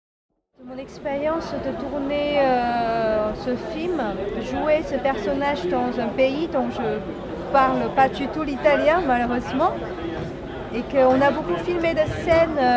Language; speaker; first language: French; non-native, fluent; Chinese